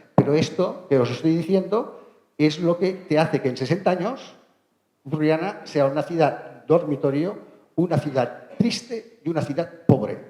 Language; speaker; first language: Spanish; non-native, local second language; Catalan